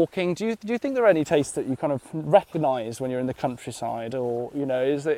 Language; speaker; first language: English; native; English